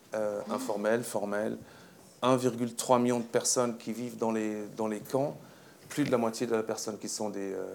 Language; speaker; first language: French; native; French